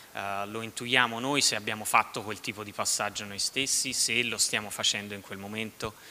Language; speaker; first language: Italian; native; Italian